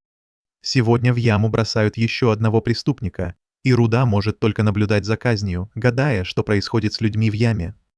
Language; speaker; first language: Russian; native; Russian